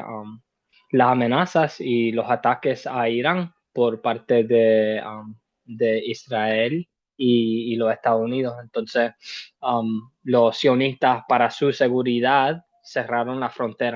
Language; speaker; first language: Spanish; early bilingual, heritage; Spanish